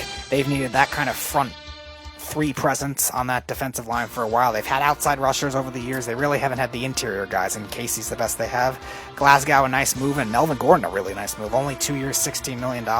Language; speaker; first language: English; native; English